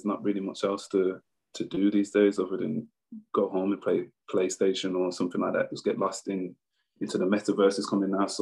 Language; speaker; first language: English; native; English